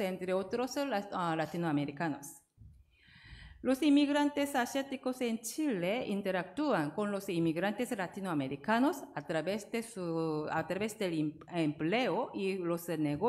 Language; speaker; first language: Spanish; non-native, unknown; Korean